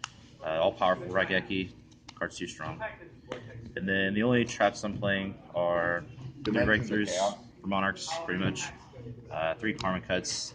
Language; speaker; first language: English; native; English